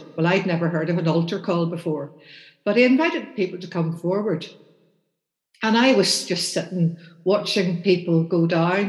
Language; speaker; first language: English; native; English